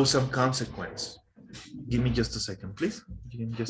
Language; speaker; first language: English; non-native, fluent; Spanish